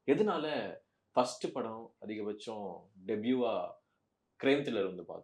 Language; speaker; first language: Tamil; native; Tamil